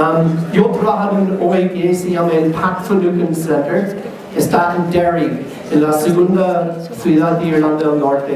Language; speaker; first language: Spanish; non-native, learner; English